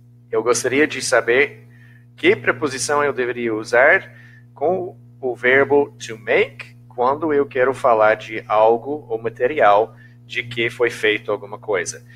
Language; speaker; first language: Portuguese; non-native, fluent; English